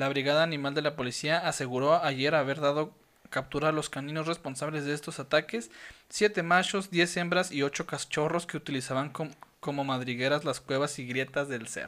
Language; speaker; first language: Spanish; native; Spanish